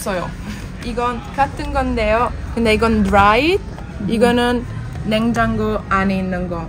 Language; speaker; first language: Korean; non-native, learner; Italian